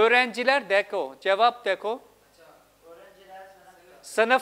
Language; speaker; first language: Turkish; non-native, fluent; Urdu